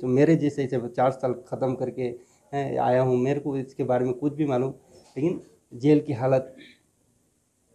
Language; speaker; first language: Hindi; non-native, local second language; Bangla